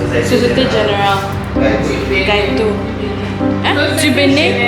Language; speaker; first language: French; non-native, learner; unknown